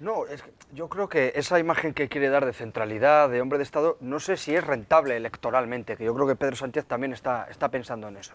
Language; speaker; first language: Spanish; native; Spanish